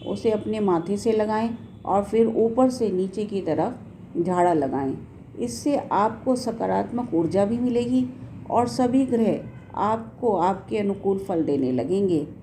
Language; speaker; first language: Hindi; native; Hindi